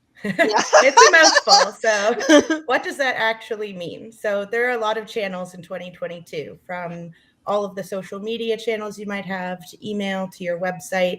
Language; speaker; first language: English; native; English